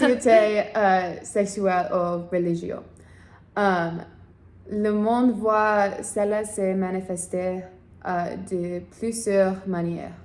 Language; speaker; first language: French; non-native, learner; English